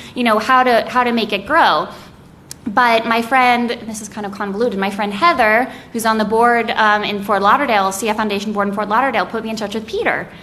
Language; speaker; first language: English; native; English